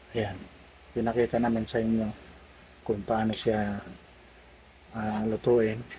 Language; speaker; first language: Filipino; native; Filipino